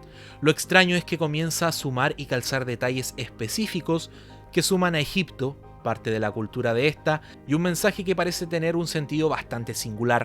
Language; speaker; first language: Spanish; native; Spanish